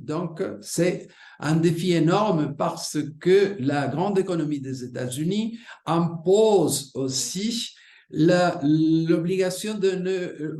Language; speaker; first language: French; non-native, fluent; Spanish